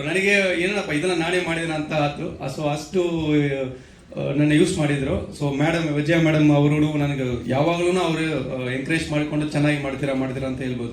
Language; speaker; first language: Kannada; non-native, learner; Tamil